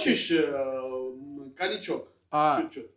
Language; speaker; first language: Russian; non-native, fluent; Georgian